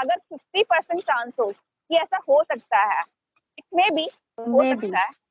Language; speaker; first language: Hindi; native; Hindi